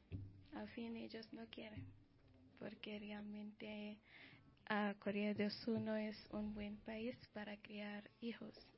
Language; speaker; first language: Spanish; non-native, learner; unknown